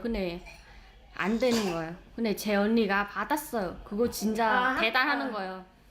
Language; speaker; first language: Korean; non-native, learner; Vietnamese